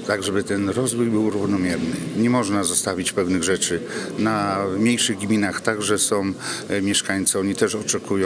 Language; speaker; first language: Polish; native; Polish